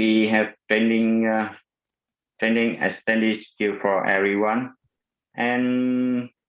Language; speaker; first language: English; non-native, fluent; Vietnamese